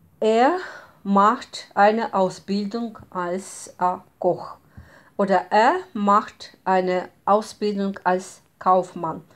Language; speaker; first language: German; non-native, fluent; Russian